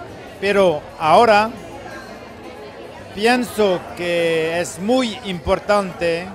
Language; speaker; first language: Spanish; non-native, learner; French